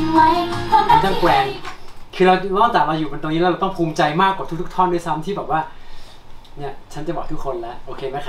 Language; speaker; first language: Thai; native; Thai